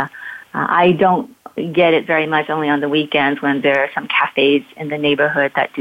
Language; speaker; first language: English; non-native, local second language; Cantonese